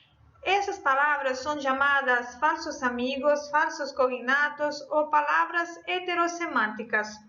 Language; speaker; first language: Spanish; non-native, fluent; Portuguese